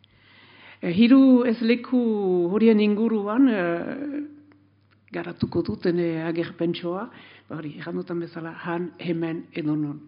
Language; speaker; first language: Basque; native; Basque